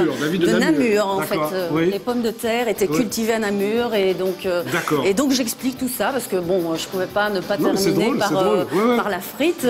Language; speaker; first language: French; native; French